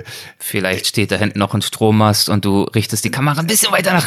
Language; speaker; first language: German; native; German